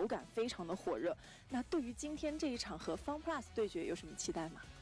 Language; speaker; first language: Chinese; native; Chinese